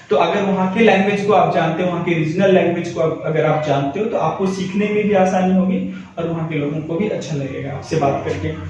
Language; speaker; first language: Hindi; native; Hindi